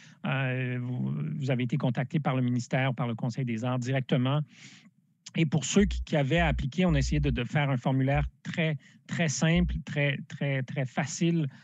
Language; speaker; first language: French; native; French